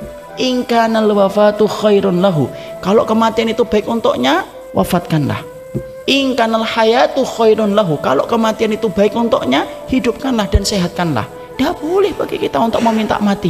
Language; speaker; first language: Indonesian; native; Indonesian